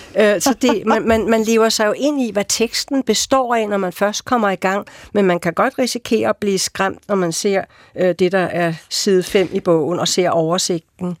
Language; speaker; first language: Danish; native; Danish